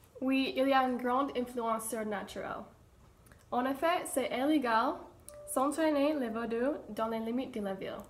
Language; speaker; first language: French; non-native, learner; English